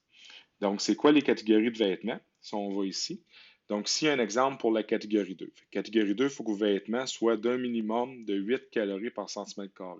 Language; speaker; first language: French; native; French